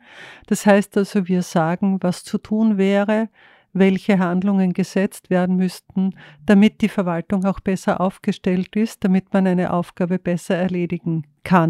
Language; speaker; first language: German; native; German